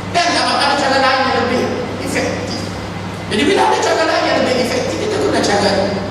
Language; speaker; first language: Malay; native; Malay